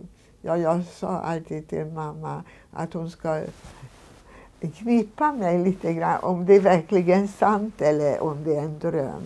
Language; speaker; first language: Swedish; non-native, fluent; Hungarian